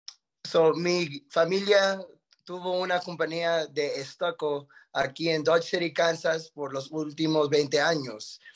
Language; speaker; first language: Spanish; early bilingual, heritage; Spanish